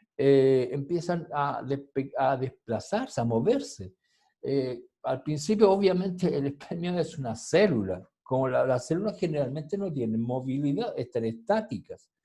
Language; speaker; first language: Spanish; native; Spanish